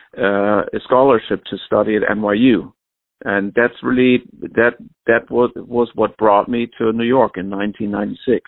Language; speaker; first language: English; non-native, fluent; German